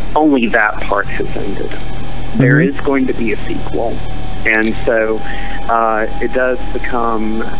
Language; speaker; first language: English; native; English